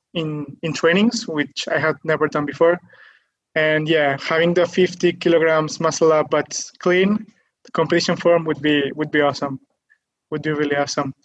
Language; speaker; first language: English; non-native, fluent; Catalan